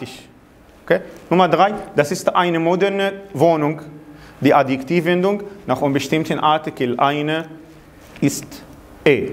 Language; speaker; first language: German; non-native, fluent; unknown